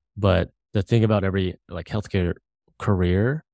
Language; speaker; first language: English; early bilingual, other home language; Filipino